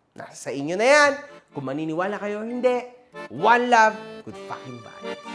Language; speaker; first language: Filipino; native; Filipino